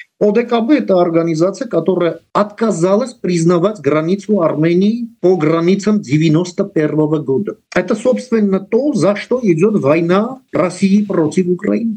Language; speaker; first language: Russian; non-native, local second language; Armenian